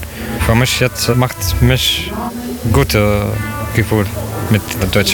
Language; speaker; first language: German; non-native, learner; Arabic